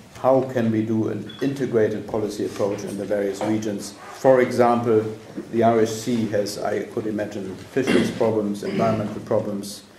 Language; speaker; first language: English; non-native, fluent; German